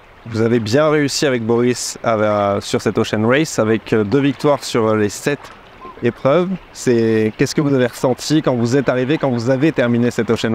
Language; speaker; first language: French; native; French